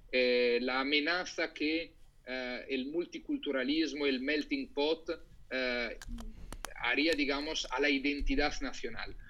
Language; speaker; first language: Spanish; non-native, fluent; Italian